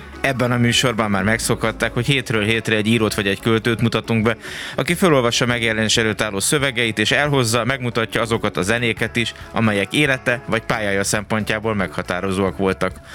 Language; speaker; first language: Hungarian; native; Hungarian